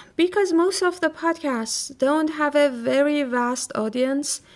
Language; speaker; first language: English; non-native, fluent; Persian